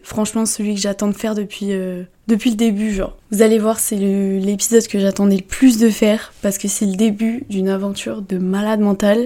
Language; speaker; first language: French; native; French